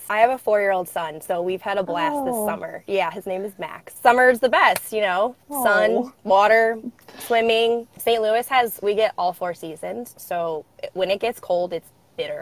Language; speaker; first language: English; native; English